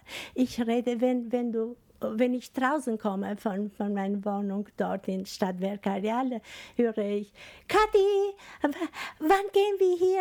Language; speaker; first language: German; non-native, learner; Albanian